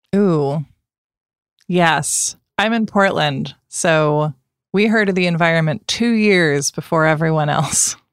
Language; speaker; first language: English; native; English